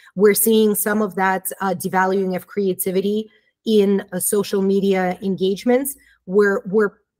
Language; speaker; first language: English; early bilingual, other home language; Romanian